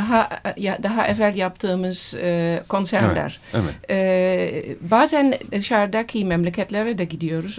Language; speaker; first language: Turkish; non-native, fluent; Dutch